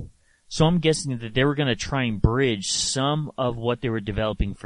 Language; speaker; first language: English; native; English